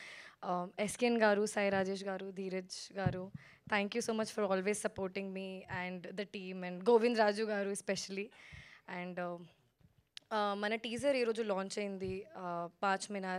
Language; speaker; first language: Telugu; non-native, learner; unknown